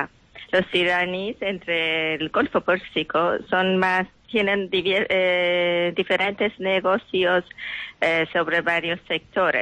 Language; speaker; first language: Spanish; non-native, learner; Persian